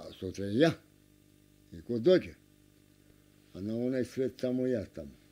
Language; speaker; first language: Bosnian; non-native, local second language; Romanian